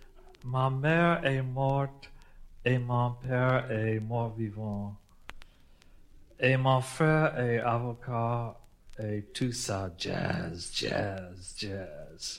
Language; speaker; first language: French; non-native, learner; English